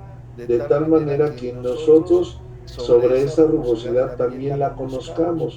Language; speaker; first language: Spanish; native; Spanish